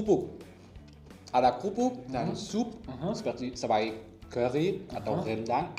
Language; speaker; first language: Indonesian; non-native, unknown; German